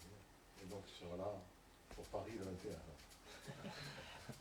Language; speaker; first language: French; native; French